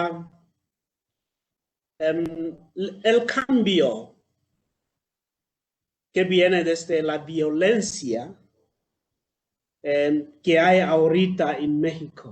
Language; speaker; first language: Spanish; non-native, fluent; Southern Sotho